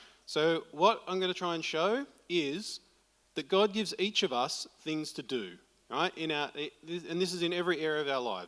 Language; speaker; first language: English; native; English